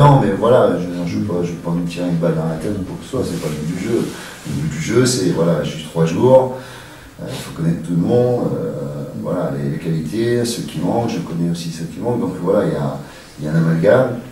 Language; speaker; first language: French; native; French